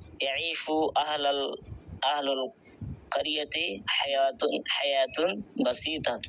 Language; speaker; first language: Arabic; non-native, learner; Bangla